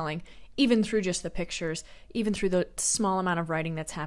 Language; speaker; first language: English; native; English